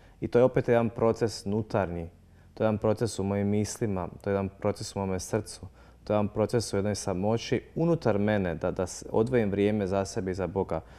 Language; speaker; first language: Croatian; native; Croatian